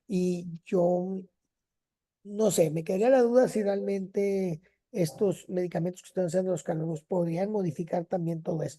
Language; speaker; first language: Spanish; native; Spanish